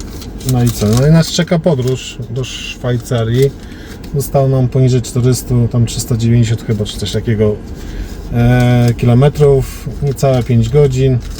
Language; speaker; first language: Polish; native; Polish